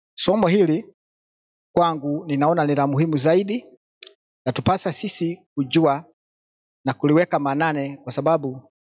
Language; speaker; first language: Swahili; non-native, local second language; Kikuyu